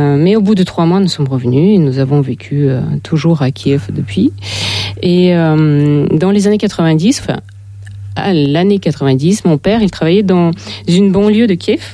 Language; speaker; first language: French; non-native, fluent; Russian